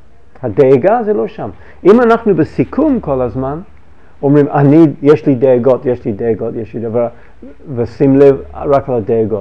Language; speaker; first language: Hebrew; non-native, fluent; English